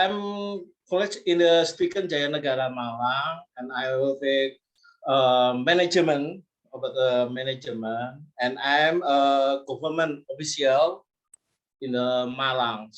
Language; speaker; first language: English; non-native, learner; Indonesian